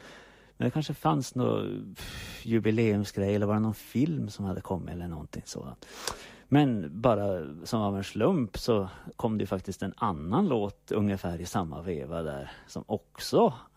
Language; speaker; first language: Swedish; native; Swedish